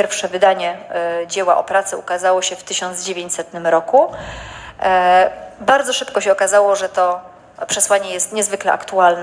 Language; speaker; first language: Polish; native; Polish